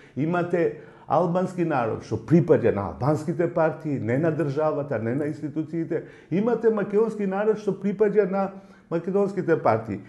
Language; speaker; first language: Macedonian; non-native, local second language; Albanian